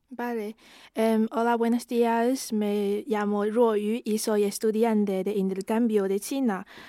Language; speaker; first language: Spanish; non-native, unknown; Chinese